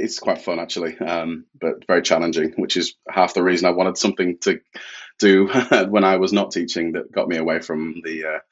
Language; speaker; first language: English; native; English